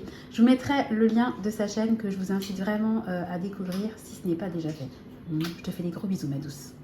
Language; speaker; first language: French; native; French